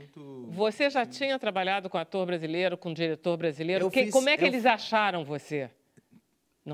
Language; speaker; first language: Portuguese; native; Portuguese